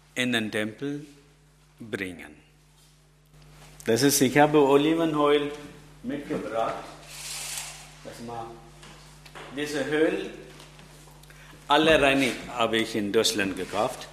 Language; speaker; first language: German; non-native, learner; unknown